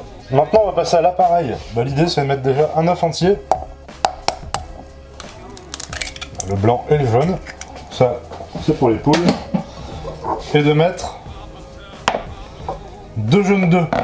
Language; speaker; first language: French; native; French